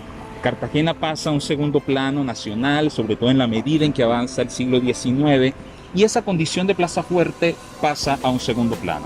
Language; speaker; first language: Spanish; native; Spanish